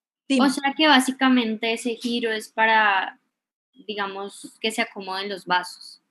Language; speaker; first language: Spanish; native; Spanish